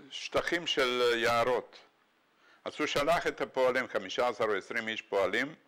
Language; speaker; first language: Hebrew; non-native, fluent; Bulgarian